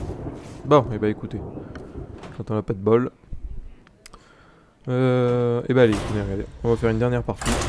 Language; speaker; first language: French; native; French